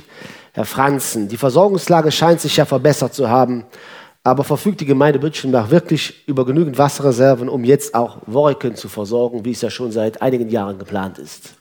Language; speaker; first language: German; native; German